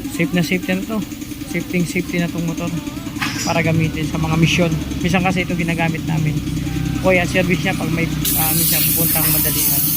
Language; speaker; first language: Filipino; non-native, local second language; Cebuano